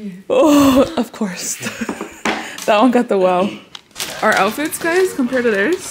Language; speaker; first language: English; early bilingual, other home language; Spanish